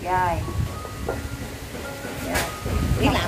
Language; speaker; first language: Vietnamese; native; Vietnamese